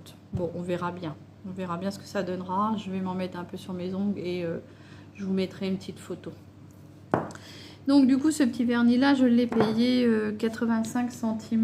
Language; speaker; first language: French; native; French